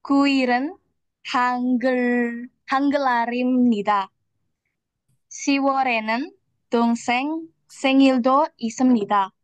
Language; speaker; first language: Korean; non-native, learner; Indonesian